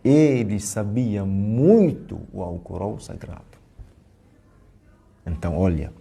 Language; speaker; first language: Portuguese; non-native, fluent; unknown